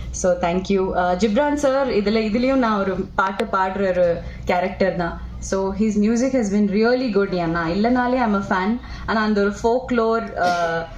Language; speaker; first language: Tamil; non-native, local second language; Malayalam